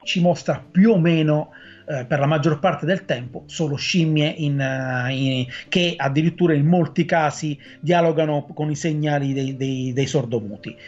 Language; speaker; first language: Italian; native; Italian